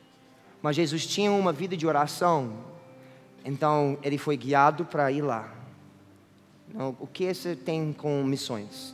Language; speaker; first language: Portuguese; non-native, fluent; English